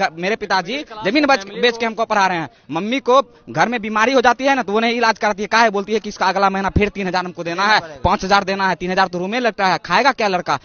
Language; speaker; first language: Hindi; native; Hindi